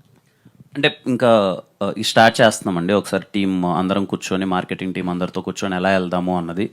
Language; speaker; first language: Telugu; native; Telugu